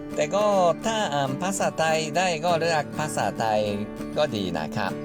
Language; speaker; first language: Thai; non-native, learner; Japanese